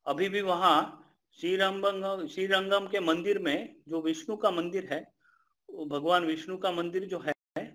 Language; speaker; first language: Hindi; non-native, fluent; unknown